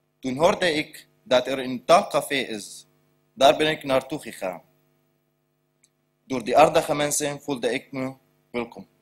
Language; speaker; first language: Dutch; non-native, learner; Arabic